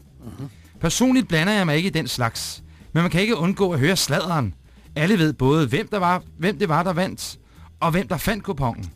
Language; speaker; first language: Danish; native; Danish